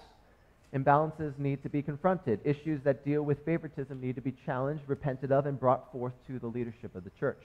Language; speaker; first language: English; native; English